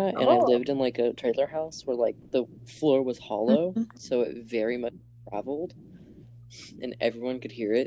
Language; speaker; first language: English; native; English